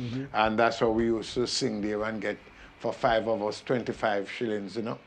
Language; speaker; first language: English; native; English